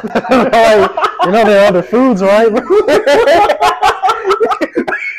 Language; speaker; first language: English; native; English